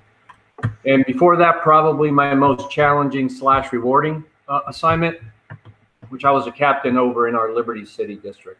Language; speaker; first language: English; native; English